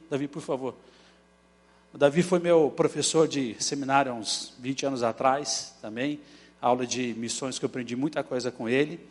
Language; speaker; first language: Portuguese; native; Portuguese